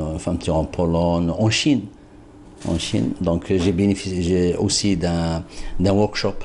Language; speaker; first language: French; non-native, local second language; Arabic